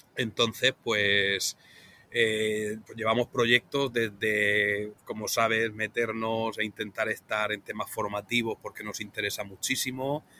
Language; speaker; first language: Spanish; native; Spanish